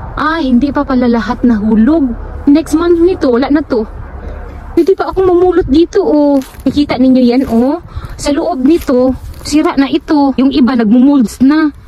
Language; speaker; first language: Filipino; non-native, local second language; Cebuano